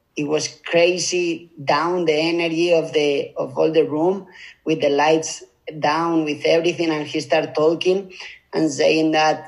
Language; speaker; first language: English; non-native, fluent; Spanish